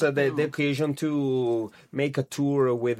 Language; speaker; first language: English; non-native, learner; Italian